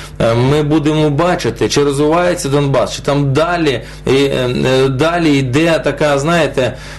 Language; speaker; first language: Ukrainian; non-native, local second language; Russian